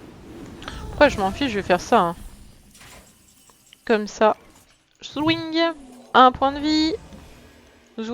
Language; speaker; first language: French; native; French